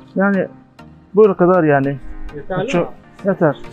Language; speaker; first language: Turkish; non-native, learner; Arabic